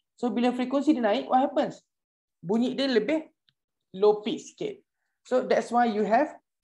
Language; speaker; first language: English; non-native, local second language; Malay